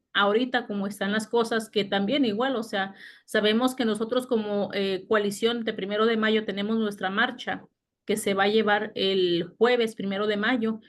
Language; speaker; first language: Spanish; native; Spanish